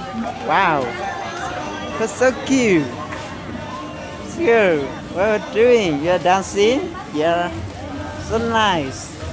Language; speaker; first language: English; non-native, learner; Hmong